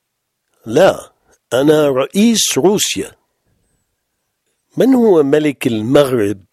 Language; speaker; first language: Arabic; non-native, fluent; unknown